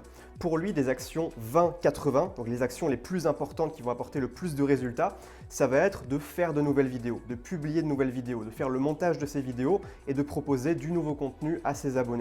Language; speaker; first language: French; native; French